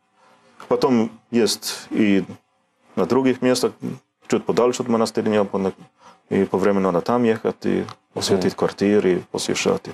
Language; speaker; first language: Russian; non-native, learner; Swedish